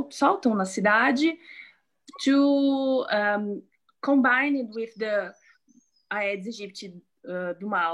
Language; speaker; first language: English; non-native, learner; Portuguese